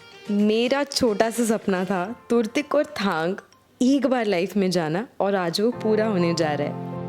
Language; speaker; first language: Hindi; native; Hindi